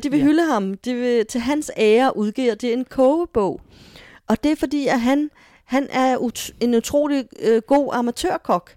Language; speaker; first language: Danish; native; Danish